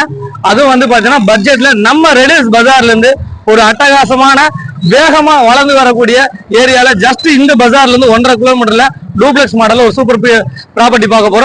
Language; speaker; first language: Tamil; native; Tamil